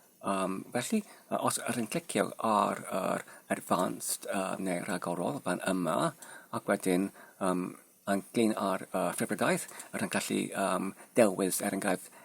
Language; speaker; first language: Welsh; non-native, learner; Polish